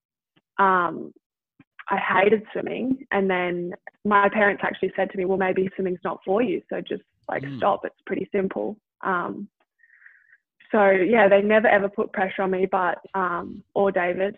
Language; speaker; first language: English; native; English